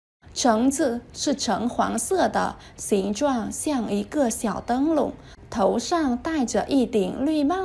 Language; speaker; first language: Chinese; non-native, learner; Vietnamese